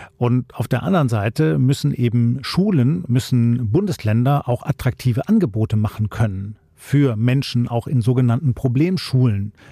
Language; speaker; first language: German; native; German